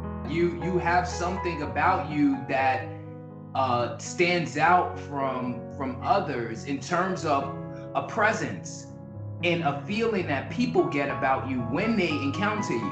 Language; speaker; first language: English; native; English